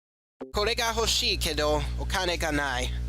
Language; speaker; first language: Japanese; non-native, learner; English